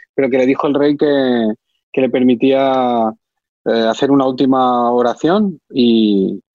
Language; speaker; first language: Spanish; native; Spanish